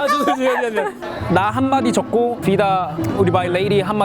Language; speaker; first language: Korean; native; Korean